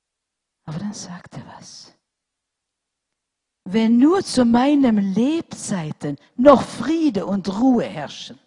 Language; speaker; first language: German; non-native, fluent; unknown